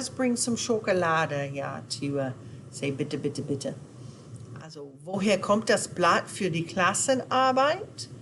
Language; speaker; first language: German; non-native, fluent; English